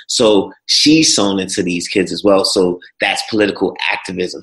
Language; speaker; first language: English; native; English